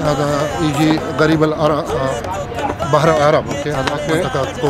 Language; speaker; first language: Arabic; non-native, learner; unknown